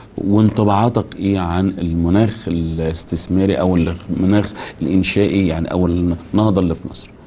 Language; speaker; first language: Arabic; native; Arabic